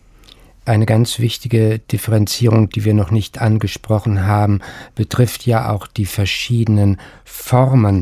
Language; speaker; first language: German; native; German